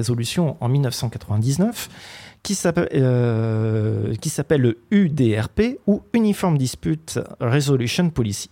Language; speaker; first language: French; native; French